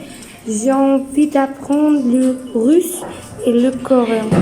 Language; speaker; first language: French; non-native, local second language; Turkish